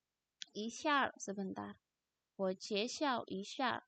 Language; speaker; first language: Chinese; non-native, fluent; Indonesian